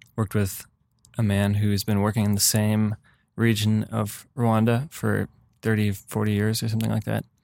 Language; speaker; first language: English; native; English